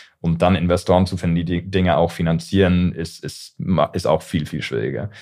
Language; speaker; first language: German; early bilingual, heritage; English